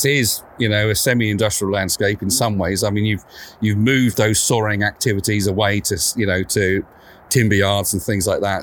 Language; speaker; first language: English; native; English